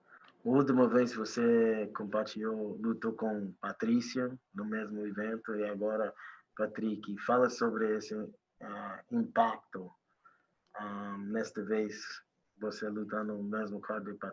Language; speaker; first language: Portuguese; non-native, learner; English